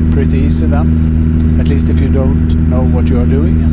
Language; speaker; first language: English; non-native, fluent; Swedish